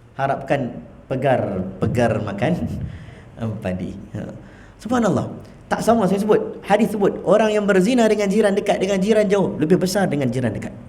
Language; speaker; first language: Malay; native; Malay